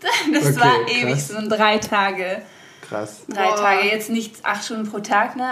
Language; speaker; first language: German; early bilingual, heritage; French